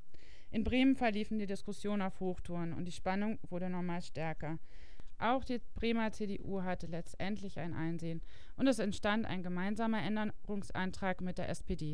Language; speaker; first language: German; native; German